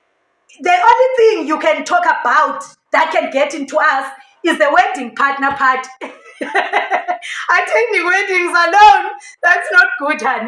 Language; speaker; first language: English; non-native, local second language; Xhosa